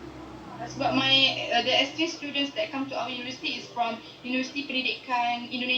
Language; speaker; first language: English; non-native, local second language; Malay